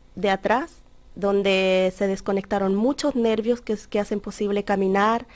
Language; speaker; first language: Spanish; native; Spanish